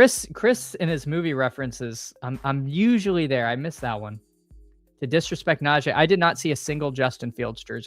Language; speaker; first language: English; native; English